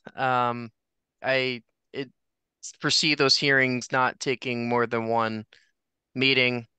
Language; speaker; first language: English; native; English